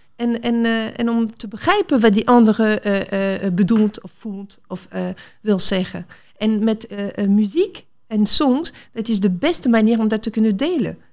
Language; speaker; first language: Dutch; non-native, fluent; French